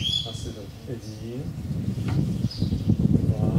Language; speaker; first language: Bulgarian; non-native, learner; Russian